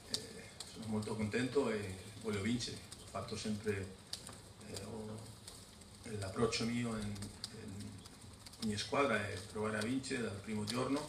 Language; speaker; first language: Italian; non-native, fluent; Spanish